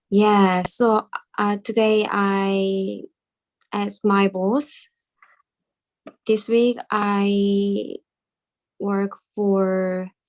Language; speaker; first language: English; non-native, learner; Korean